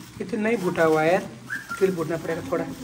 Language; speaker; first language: Hindi; non-native, learner; Nepali